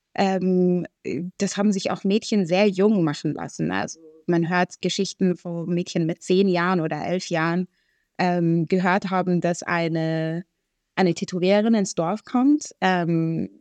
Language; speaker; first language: German; early bilingual, other home language; Arabic